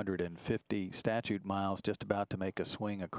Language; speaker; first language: English; native; English